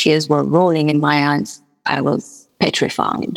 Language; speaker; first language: English; non-native, fluent; Morisyen